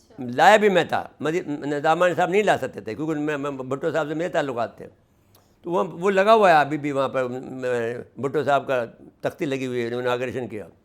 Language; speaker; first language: Urdu; native; Urdu